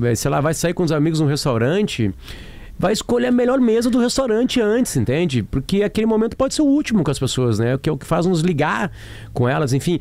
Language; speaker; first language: Portuguese; native; Portuguese